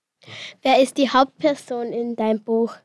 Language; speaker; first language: German; early bilingual, other home language; Spanish